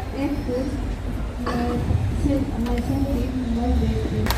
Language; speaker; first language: Catalan; early bilingual, other home language; Filipino